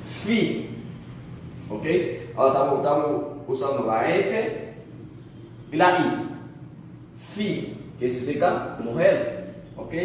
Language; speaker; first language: Spanish; non-native, fluent; Haitian Creole